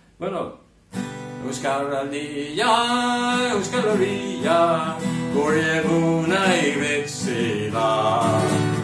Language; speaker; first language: Basque; non-native, fluent; English